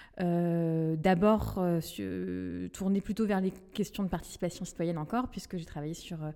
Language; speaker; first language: French; non-native, local second language; Malagasy